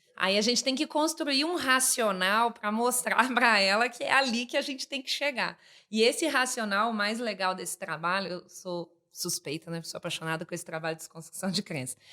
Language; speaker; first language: Portuguese; native; Portuguese